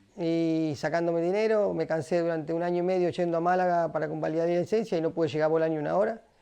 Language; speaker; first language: Spanish; native; Spanish